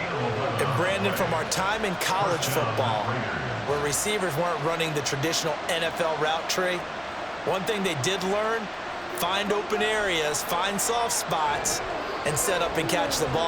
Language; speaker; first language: English; native; English